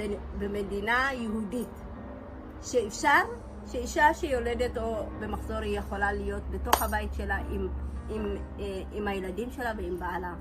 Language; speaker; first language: Hebrew; early bilingual, other home language; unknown